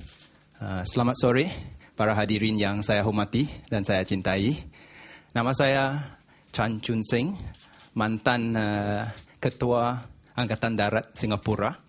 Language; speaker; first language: Indonesian; non-native, fluent; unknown